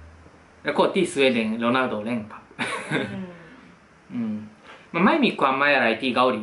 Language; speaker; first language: Thai; non-native, fluent; Japanese